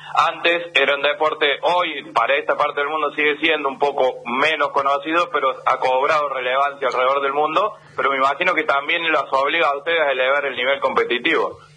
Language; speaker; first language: Spanish; native; Spanish